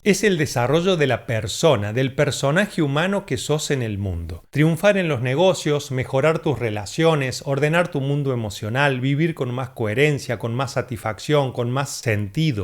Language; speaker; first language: Spanish; native; Spanish